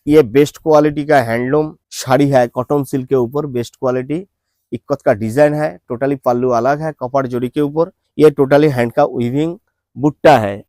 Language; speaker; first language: Hindi; non-native, local second language; Bangla